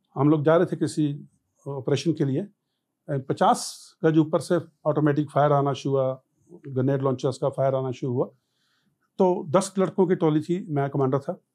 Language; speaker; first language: Hindi; non-native, local second language; Punjabi